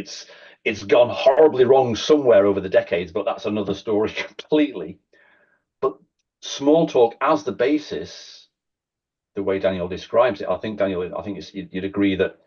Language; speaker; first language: English; native; English